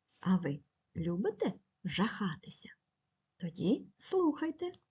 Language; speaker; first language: Ukrainian; native; Ukrainian